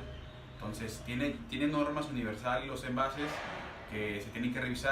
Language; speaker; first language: Spanish; native; Spanish